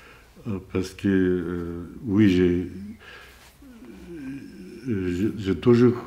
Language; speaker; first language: French; non-native, learner; Azerbaijani